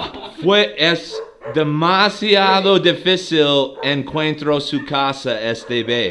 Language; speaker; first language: Spanish; non-native, learner; English